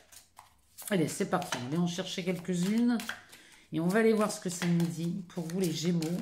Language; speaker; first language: French; native; French